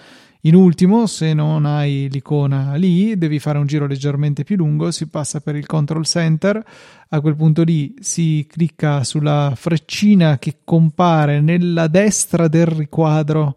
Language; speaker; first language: Italian; native; Italian